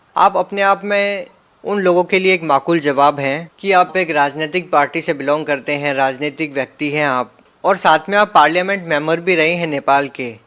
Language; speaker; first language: Hindi; native; Hindi